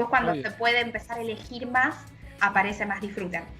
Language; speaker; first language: Spanish; native; Spanish